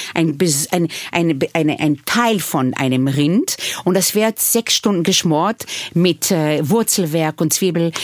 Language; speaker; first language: German; early bilingual, other home language; Hebrew